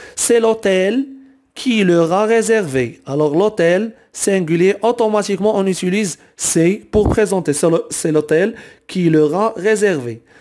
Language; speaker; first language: French; non-native, local second language; Arabic